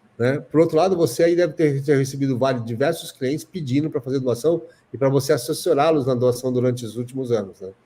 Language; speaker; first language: Portuguese; native; Portuguese